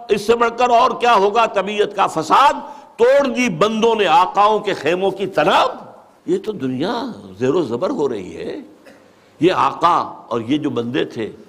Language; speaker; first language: Urdu; native; Urdu